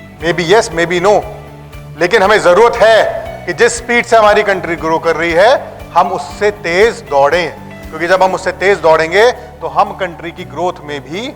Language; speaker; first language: Hindi; native; Hindi